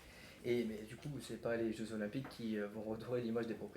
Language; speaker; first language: French; native; French